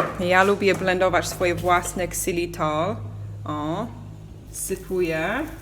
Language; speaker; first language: Polish; non-native, learner; English